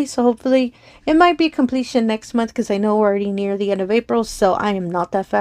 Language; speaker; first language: English; native; English